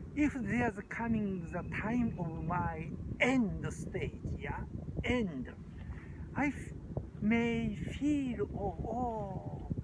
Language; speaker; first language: English; non-native, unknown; Japanese